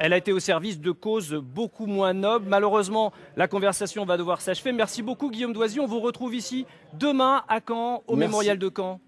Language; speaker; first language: French; native; French